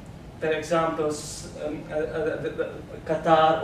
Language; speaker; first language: English; non-native, learner; Arabic